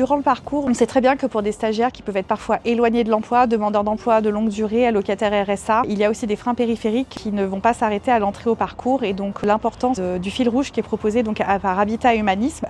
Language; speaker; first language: French; native; French